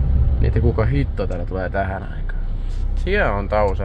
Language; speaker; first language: Finnish; native; Finnish